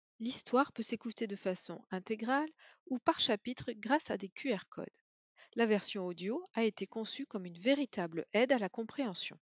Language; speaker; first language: French; native; French